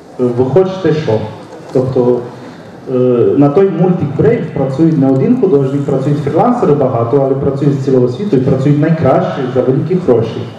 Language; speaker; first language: Ukrainian; non-native, local second language; Romanian